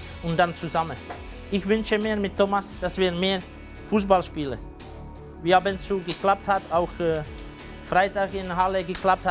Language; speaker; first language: German; non-native, fluent; Czech